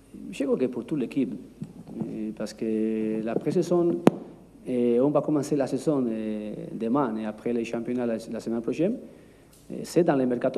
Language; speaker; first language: French; non-native, learner; Spanish